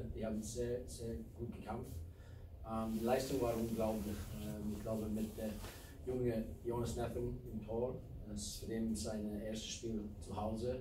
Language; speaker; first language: German; non-native, fluent; English